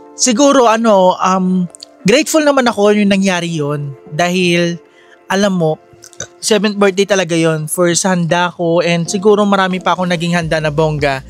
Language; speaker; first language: Filipino; native; Filipino